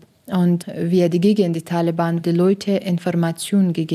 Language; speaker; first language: German; non-native, learner; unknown